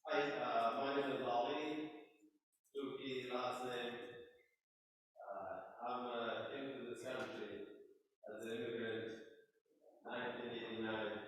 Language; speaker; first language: English; non-native, local second language; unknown